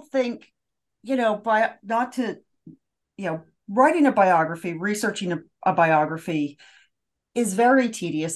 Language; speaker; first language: English; native; English